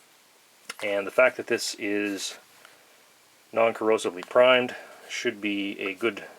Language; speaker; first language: English; native; English